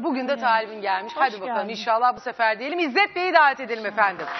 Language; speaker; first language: Turkish; native; Turkish